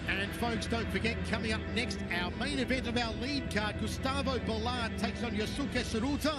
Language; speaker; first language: English; native; English